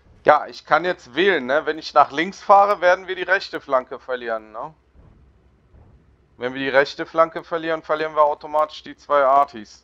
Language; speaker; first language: German; native; German